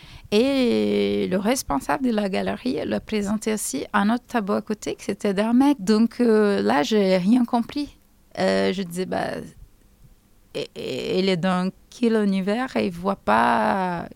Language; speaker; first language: French; non-native, fluent; Portuguese